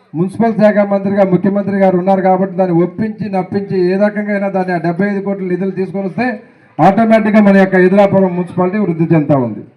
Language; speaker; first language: Telugu; native; Telugu